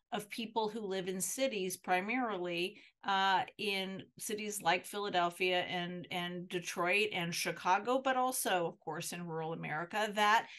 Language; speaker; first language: English; native; English